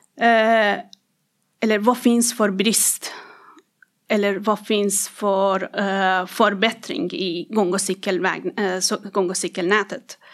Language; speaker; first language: Swedish; non-native, fluent; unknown